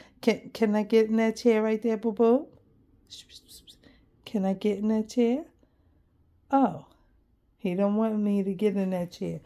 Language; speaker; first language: English; native; English